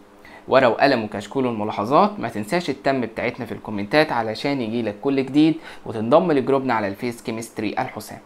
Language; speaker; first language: Arabic; native; Arabic